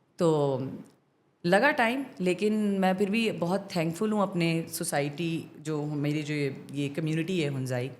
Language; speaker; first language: Urdu; non-native, local second language; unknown